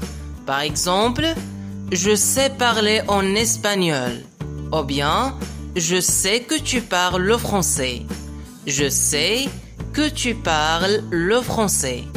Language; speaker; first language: French; non-native, local second language; Arabic